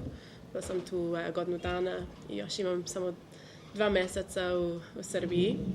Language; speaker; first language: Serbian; non-native, learner; English